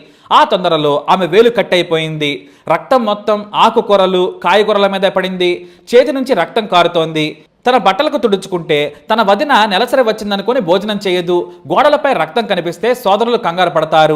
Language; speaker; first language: Telugu; native; Telugu